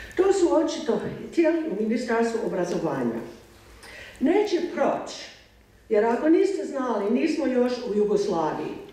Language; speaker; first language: Croatian; non-native, fluent; English